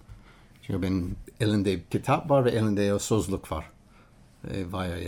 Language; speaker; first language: Turkish; non-native, learner; English